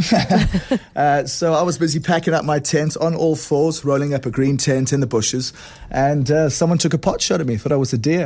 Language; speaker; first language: English; native; English